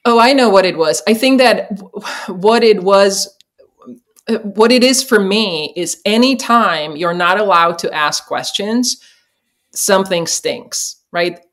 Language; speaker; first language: English; non-native, fluent; Czech